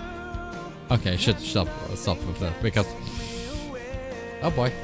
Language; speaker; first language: English; non-native, learner; German